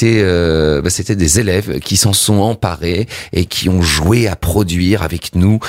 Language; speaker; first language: French; native; French